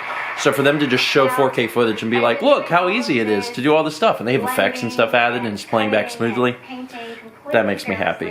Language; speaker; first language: English; native; English